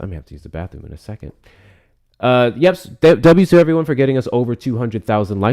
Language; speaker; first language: English; native; English